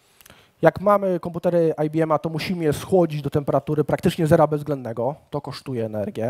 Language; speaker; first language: Polish; native; Polish